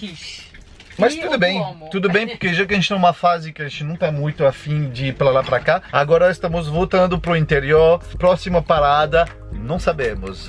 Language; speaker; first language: Portuguese; non-native, fluent; French